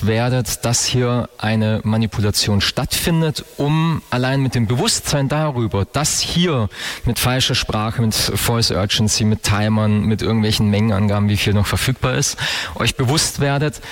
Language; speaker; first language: German; native; German